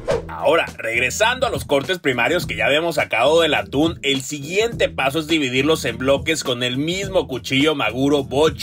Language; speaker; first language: Spanish; native; Spanish